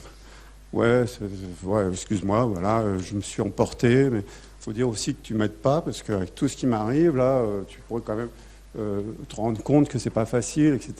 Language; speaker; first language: French; native; French